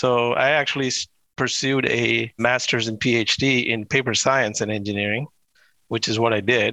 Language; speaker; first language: English; non-native, local second language; Tamil